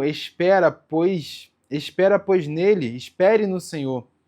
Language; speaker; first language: Portuguese; native; Portuguese